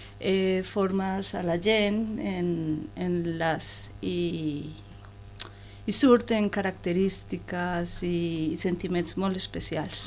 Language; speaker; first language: Catalan; non-native, learner; Spanish